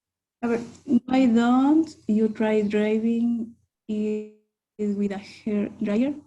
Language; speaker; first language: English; non-native, learner; Spanish